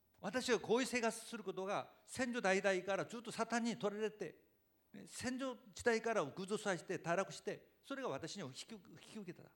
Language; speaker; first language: Japanese; non-native, fluent; Korean